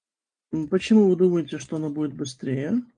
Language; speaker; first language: Russian; native; Russian